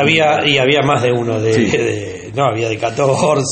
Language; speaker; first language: Spanish; native; Spanish